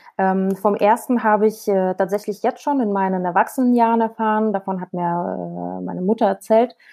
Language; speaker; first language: German; non-native, fluent; Russian